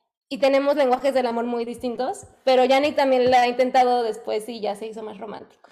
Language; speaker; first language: Spanish; native; Spanish